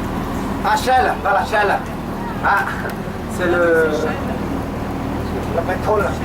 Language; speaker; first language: French; non-native, learner; Vietnamese